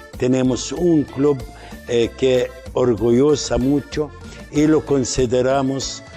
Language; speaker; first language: Spanish; non-native, fluent; Arabic